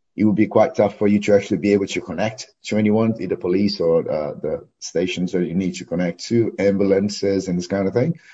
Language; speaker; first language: English; non-native, fluent; Portuguese